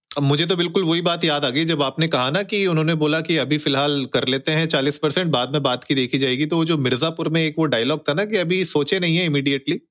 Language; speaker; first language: Hindi; native; Hindi